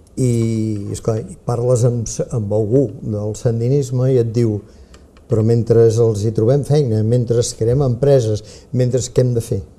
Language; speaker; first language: Catalan; native; Catalan